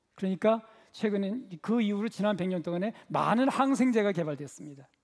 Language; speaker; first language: Korean; native; Korean